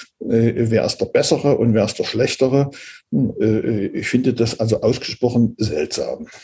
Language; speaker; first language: German; native; German